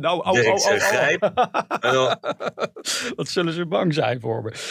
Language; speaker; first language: Dutch; native; Dutch